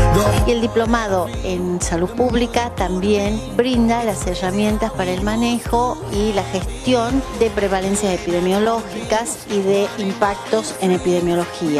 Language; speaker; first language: Spanish; native; Spanish